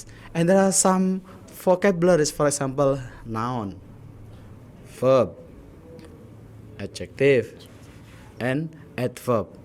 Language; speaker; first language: English; non-native, learner; Indonesian